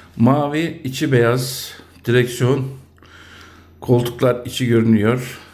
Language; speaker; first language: Turkish; native; Turkish